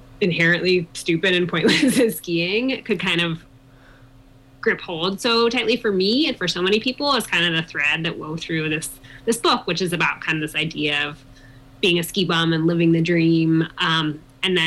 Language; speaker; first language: English; native; English